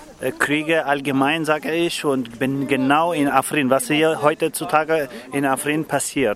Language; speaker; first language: German; non-native, learner; Kurdish